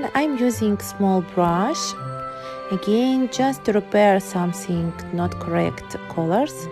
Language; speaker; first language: English; non-native, learner; Ukrainian